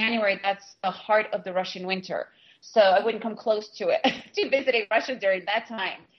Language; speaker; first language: English; early bilingual, other home language; Russian